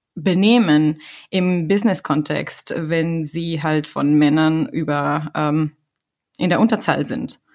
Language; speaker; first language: German; non-native, fluent; Spanish